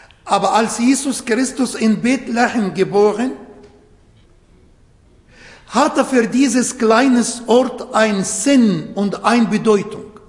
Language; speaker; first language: German; non-native, fluent; Arabic